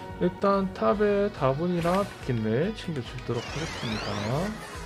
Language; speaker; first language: Korean; native; Korean